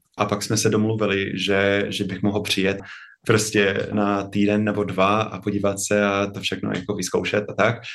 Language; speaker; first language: Czech; non-native, fluent; English